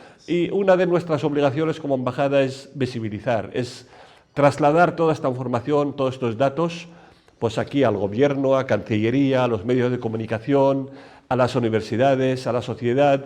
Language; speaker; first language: Spanish; non-native, fluent; Arabic